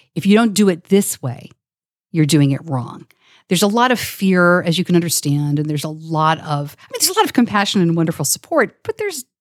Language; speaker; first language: English; native; English